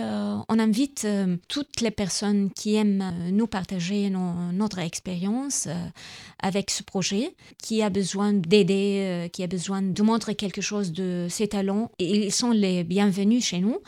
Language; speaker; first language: French; non-native, local second language; Arabic